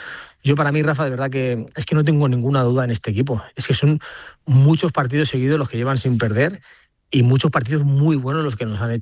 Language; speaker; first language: Spanish; native; Spanish